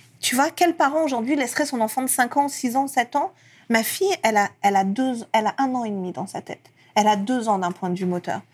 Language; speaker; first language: French; early bilingual, other home language; Persian